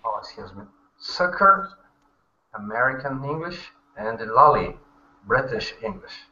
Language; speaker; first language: English; non-native, fluent; Portuguese